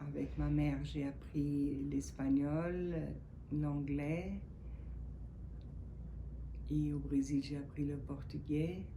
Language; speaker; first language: French; non-native, fluent; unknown